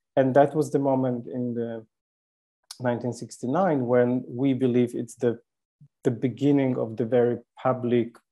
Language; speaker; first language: English; non-native, fluent; Polish